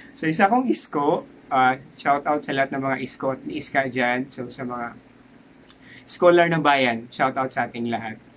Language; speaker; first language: Filipino; non-native, local second language; Cebuano